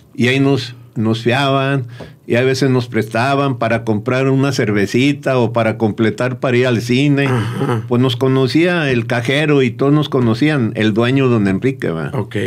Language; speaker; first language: Spanish; native; Spanish